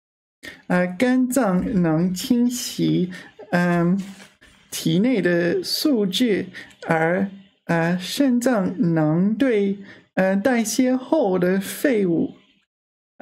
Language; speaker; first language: Chinese; non-native, learner; English